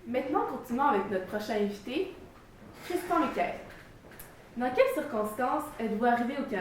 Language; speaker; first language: French; native; French